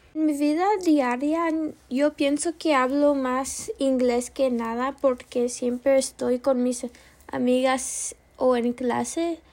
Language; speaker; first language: Spanish; early bilingual, heritage; Spanish